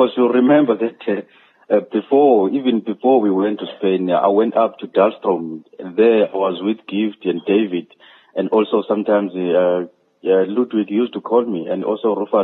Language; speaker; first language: English; non-native, local second language; Zulu